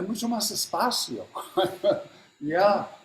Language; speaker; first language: Spanish; non-native, learner; English